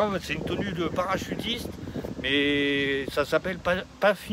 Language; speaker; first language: French; native; French